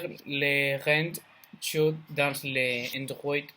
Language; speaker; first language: French; non-native, learner; Spanish